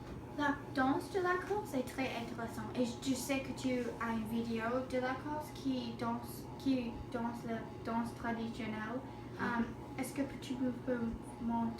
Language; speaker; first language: French; non-native, learner; English